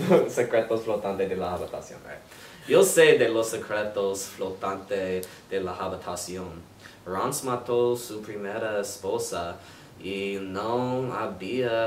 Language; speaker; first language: Spanish; non-native, learner; English